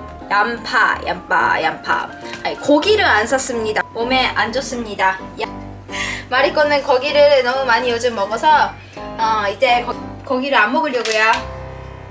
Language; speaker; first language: Korean; non-native, fluent; Japanese